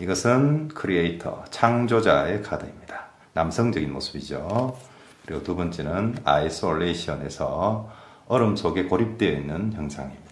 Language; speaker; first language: Korean; native; Korean